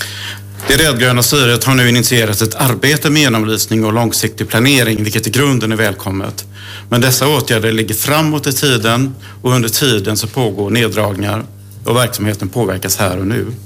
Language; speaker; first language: Swedish; native; Swedish